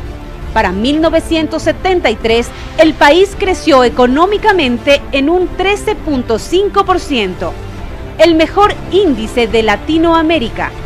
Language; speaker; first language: Spanish; native; Spanish